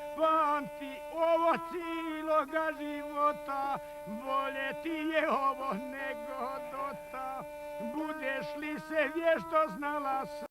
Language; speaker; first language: Bosnian; native; Bosnian